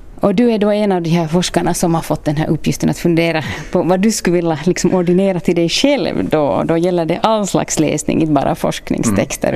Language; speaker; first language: Swedish; native; Swedish